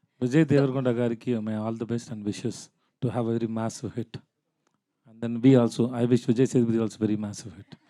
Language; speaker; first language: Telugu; non-native, learner; Tamil